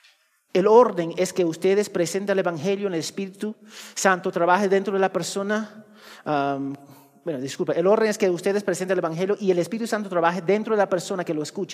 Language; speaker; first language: Spanish; early bilingual, heritage; Spanish